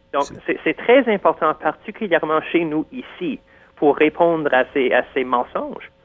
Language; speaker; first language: French; non-native, local second language; English